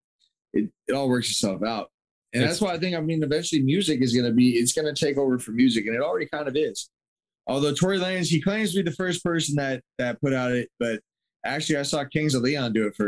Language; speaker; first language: English; native; English